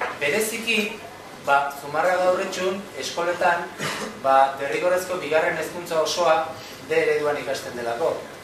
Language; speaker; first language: Basque; native; Basque